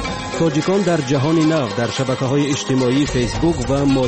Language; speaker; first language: Persian; native; Persian